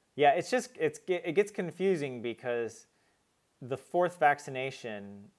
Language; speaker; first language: English; native; English